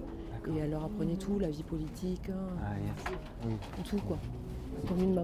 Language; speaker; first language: French; native; French